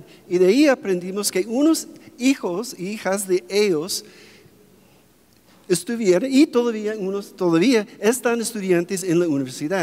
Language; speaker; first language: Spanish; non-native, fluent; English